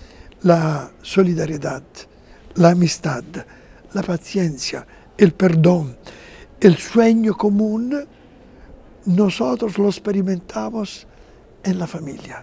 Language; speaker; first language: Spanish; non-native, fluent; Italian